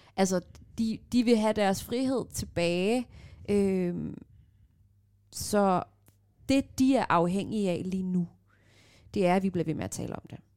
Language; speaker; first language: Danish; early bilingual, other home language; Persian